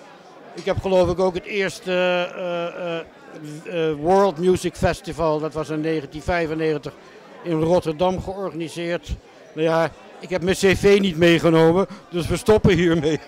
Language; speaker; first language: Dutch; native; Dutch